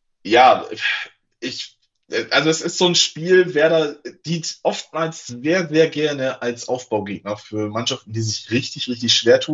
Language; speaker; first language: German; native; German